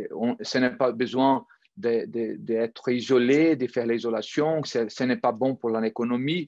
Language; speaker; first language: French; non-native, fluent; Portuguese